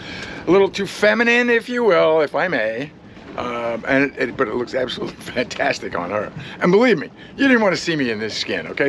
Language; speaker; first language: English; native; English